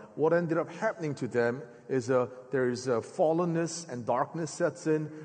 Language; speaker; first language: English; native; English